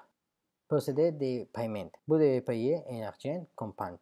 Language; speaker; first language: French; non-native, fluent; Spanish